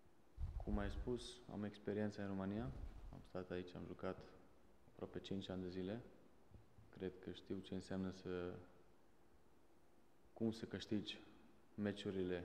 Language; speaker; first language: Romanian; non-native, fluent; Serbian